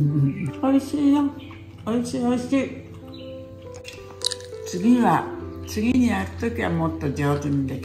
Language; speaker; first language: Japanese; early bilingual, heritage; Japanese